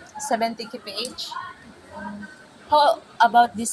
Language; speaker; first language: English; non-native, local second language; Filipino